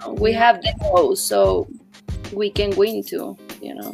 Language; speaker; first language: English; non-native, fluent; Spanish